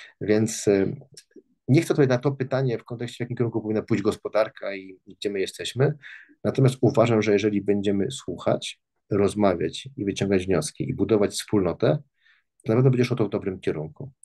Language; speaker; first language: Polish; native; Polish